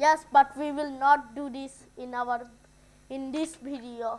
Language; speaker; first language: English; non-native, learner; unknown